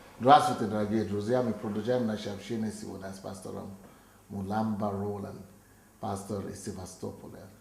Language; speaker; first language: Russian; non-native, fluent; Yoruba